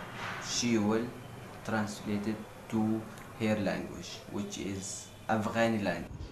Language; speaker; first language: English; non-native, fluent; Arabic